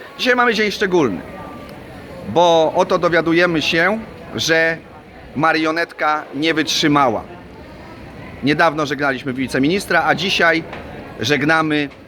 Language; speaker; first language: Polish; native; Polish